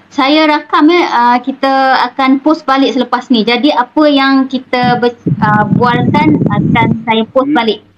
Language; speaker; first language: Malay; native; Malay